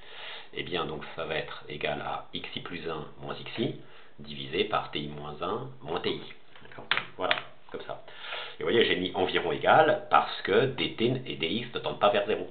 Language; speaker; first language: French; native; French